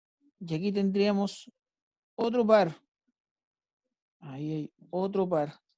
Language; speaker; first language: Spanish; native; Spanish